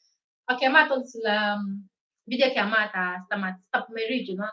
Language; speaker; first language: Italian; non-native, learner; Igbo